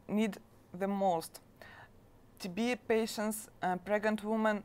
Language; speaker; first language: English; non-native, learner; Russian